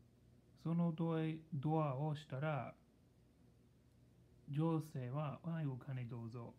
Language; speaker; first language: Japanese; non-native, learner; English